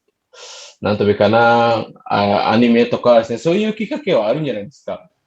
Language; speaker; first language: Japanese; non-native, fluent; Indonesian